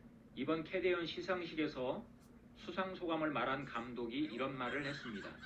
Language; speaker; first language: Korean; native; Korean